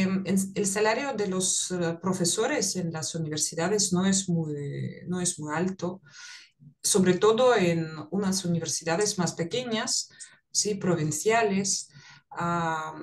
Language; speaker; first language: Spanish; non-native, fluent; Russian